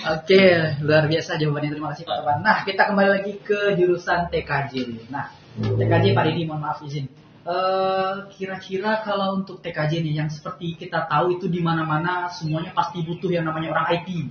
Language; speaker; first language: Indonesian; native; Indonesian